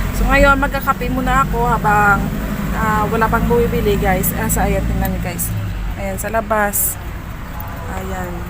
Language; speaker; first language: Filipino; native; Filipino